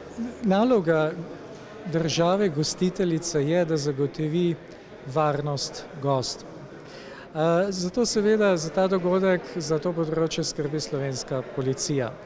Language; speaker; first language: Slovenian; native; Slovenian